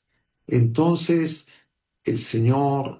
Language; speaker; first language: Spanish; native; Spanish